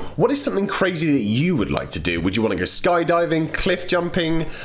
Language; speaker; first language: English; native; English